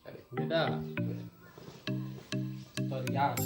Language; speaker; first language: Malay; non-native, local second language; Sundanese